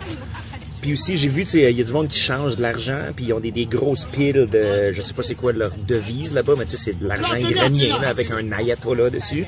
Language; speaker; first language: French; native; French